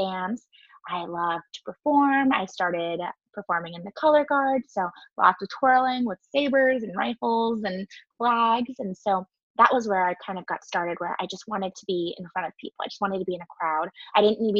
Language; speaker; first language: English; native; English